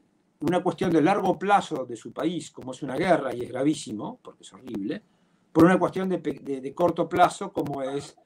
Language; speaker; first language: Spanish; native; Spanish